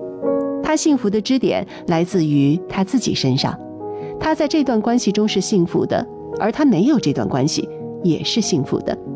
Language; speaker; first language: Chinese; native; Chinese